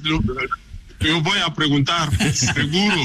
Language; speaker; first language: Spanish; non-native, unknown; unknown